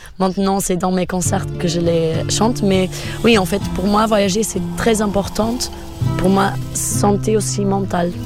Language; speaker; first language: French; non-native, fluent; Portuguese